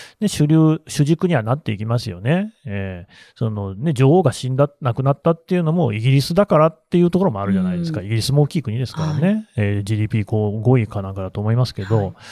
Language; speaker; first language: Japanese; native; Japanese